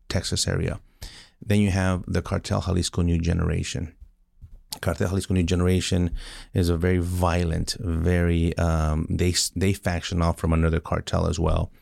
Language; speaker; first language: English; early bilingual, other home language; Spanish